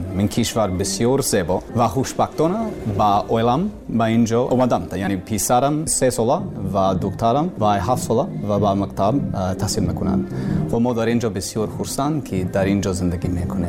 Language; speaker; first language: Persian; non-native, learner; English